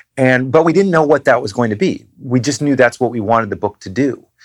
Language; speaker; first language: English; native; English